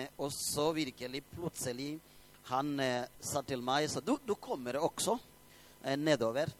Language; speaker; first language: Norwegian; non-native, fluent; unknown